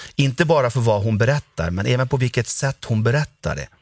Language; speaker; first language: Swedish; non-native, fluent; Norwegian